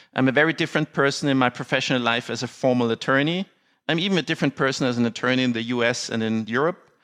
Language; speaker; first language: English; non-native, fluent; German